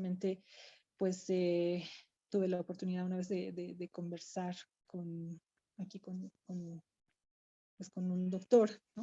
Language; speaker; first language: Spanish; native; Spanish